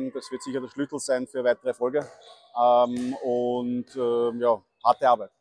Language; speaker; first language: German; native; German